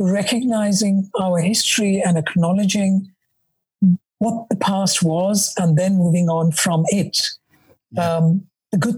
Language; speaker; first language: English; non-native, local second language; Malayalam